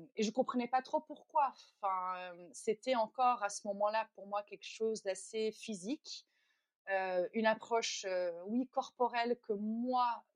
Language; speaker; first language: French; non-native, fluent; Dutch